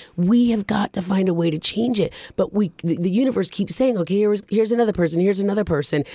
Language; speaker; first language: English; early bilingual, other home language; Japanese